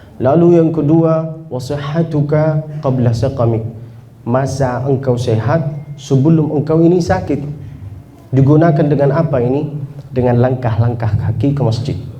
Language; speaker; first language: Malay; non-native, fluent; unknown